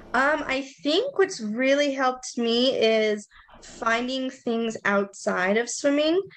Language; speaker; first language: English; native; English